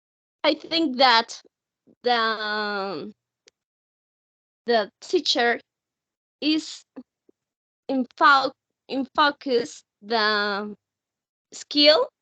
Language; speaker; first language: English; non-native, learner; Spanish